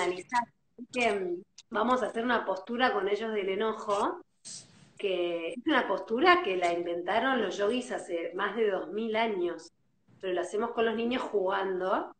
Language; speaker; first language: Spanish; native; Spanish